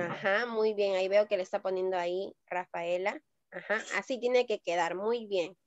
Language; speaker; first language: Spanish; native; Spanish